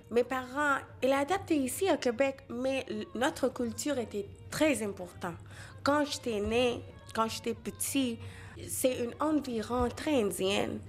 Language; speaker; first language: French; non-native, local second language; Bangla